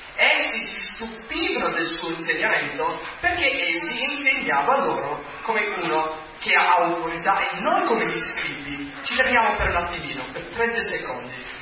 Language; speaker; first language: Italian; non-native, fluent; English